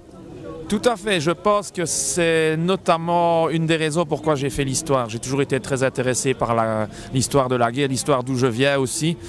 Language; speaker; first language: French; native; French